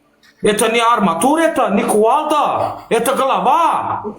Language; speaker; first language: Russian; non-native, learner; Turkmen